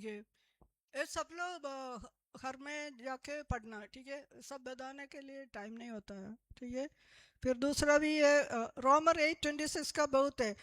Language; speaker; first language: Hindi; non-native, local second language; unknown